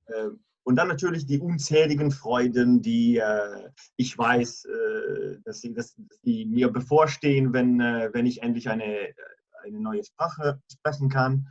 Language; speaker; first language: German; non-native, fluent; Italian